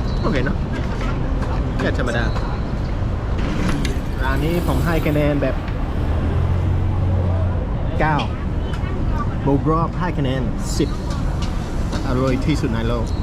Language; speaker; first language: Thai; non-native, fluent; English